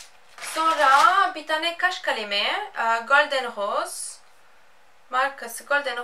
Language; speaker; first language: Turkish; non-native, fluent; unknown